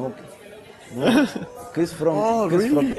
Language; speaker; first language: English; non-native, learner; Arabic